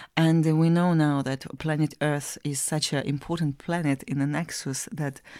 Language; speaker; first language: English; non-native, fluent; Russian